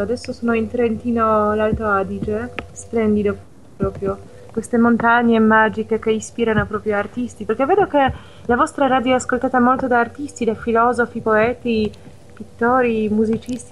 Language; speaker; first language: Italian; non-native, fluent; Polish